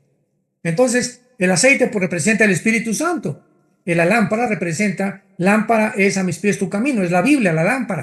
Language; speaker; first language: Spanish; native; Spanish